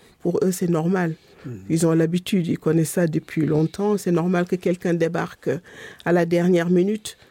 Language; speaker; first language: French; non-native, local second language; Wolof